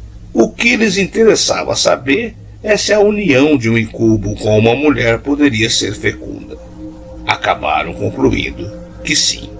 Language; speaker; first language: Portuguese; native; Portuguese